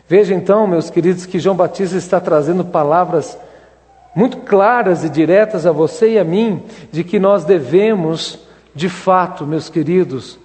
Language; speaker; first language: Portuguese; native; Portuguese